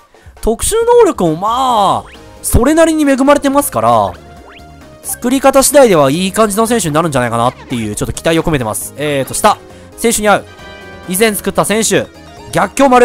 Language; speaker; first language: Japanese; native; Japanese